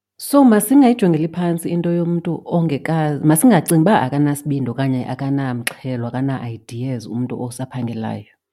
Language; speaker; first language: Xhosa; native; Xhosa